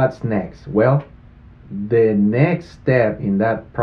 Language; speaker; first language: English; non-native, fluent; Spanish